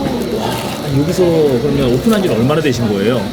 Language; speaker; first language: Korean; native; Korean